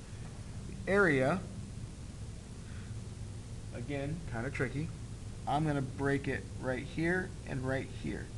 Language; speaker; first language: English; native; English